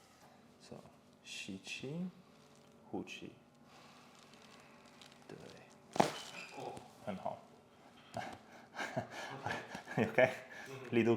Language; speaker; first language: Chinese; non-native, fluent; English